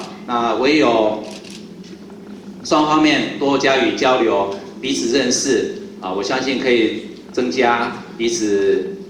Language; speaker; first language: Chinese; native; Chinese